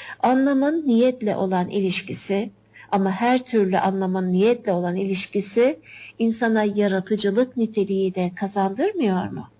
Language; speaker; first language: Turkish; native; Turkish